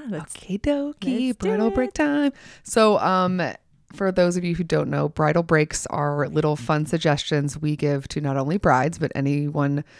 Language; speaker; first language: English; native; English